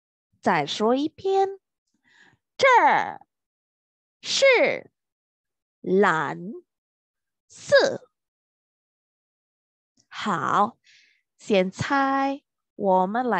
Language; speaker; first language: Chinese; non-native, fluent; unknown